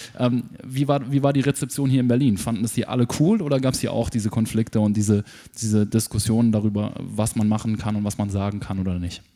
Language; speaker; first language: German; native; German